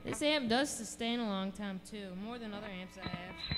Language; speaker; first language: English; native; English